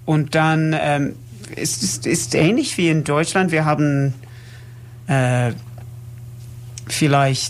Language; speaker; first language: German; non-native, learner; English